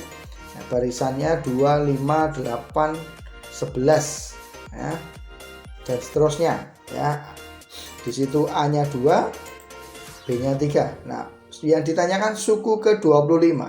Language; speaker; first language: Indonesian; native; Indonesian